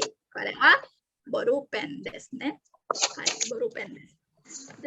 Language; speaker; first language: Japanese; non-native, fluent; Indonesian